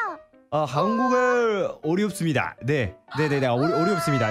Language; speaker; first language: Korean; non-native, learner; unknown